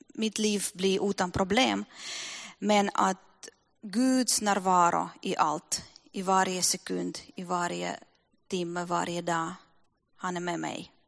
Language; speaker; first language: Swedish; non-native, fluent; Russian